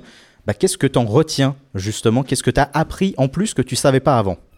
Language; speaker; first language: French; native; French